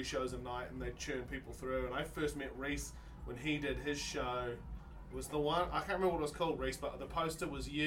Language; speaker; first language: English; native; English